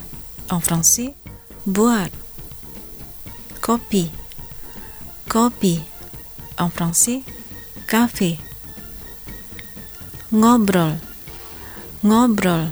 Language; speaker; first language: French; non-native, fluent; Indonesian